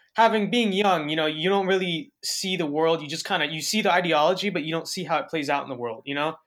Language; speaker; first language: English; native; English